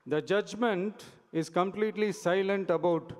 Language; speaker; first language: English; non-native, local second language; Tamil